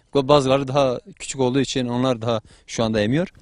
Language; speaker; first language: Turkish; native; Turkish